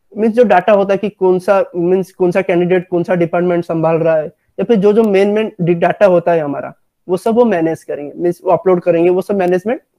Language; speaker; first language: Hindi; non-native, local second language; Odia